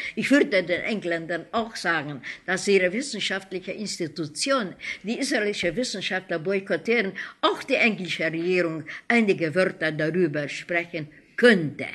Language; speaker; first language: German; non-native, fluent; Hungarian